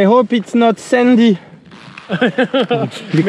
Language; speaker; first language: English; non-native, learner; French